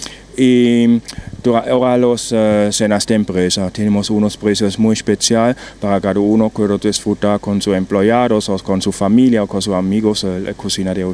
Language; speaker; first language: Spanish; non-native, learner; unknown